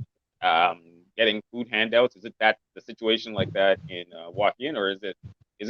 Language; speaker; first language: English; native; English